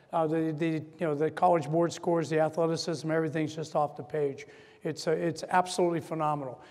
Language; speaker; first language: English; native; English